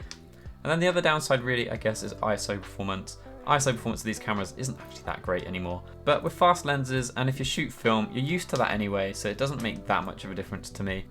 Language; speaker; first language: English; native; English